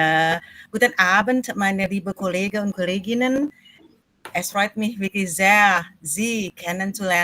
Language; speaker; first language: German; non-native, fluent; Indonesian